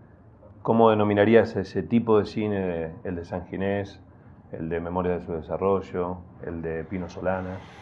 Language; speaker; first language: Spanish; native; Spanish